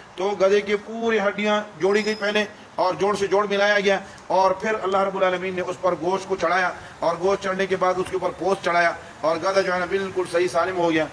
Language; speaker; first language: Urdu; non-native, local second language; Pashto